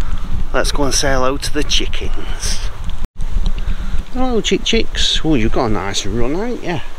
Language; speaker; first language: English; native; English